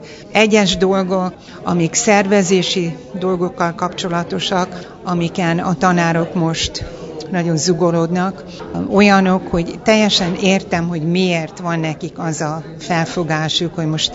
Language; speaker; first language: Hungarian; early bilingual, heritage; Hungarian